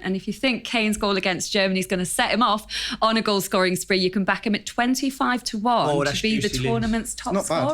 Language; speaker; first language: English; native; English